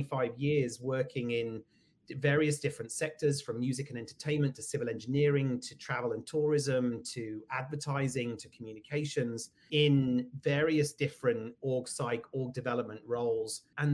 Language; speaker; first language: English; native; English